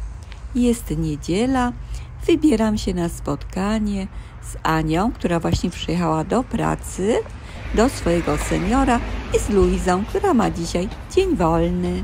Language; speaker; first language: Polish; native; Polish